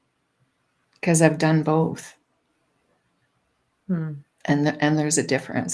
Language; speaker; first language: English; native; English